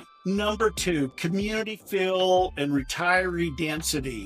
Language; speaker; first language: English; native; English